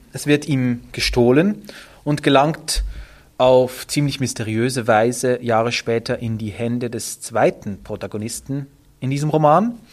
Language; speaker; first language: German; native; German